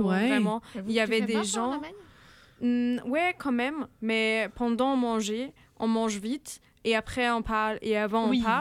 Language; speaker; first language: French; non-native, learner; German